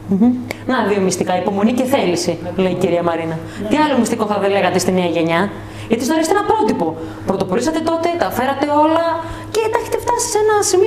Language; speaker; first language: Greek; native; Greek